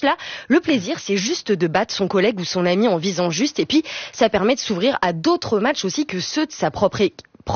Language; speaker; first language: French; native; French